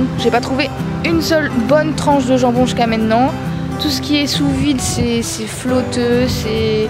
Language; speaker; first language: French; native; French